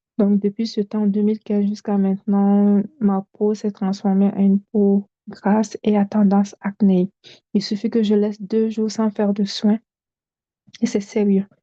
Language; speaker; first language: French; non-native, local second language; Bambara